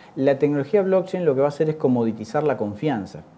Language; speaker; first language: Spanish; native; Spanish